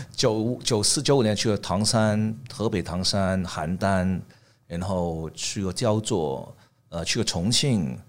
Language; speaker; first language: Chinese; non-native, fluent; Cantonese